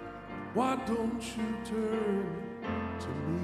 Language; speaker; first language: English; native; English